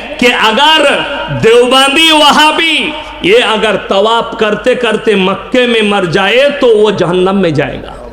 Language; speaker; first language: Urdu; non-native, local second language; Bangla